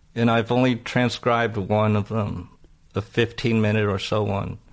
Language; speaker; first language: English; native; English